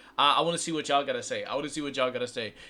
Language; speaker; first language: English; native; English